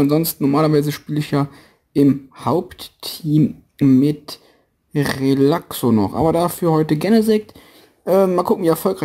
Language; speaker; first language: German; native; German